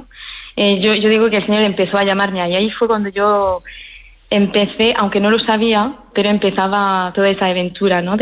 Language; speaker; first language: Spanish; early bilingual, heritage; French